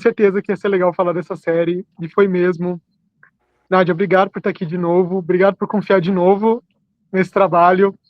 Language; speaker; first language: Portuguese; native; Portuguese